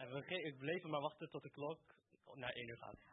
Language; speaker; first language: Dutch; early bilingual, other home language; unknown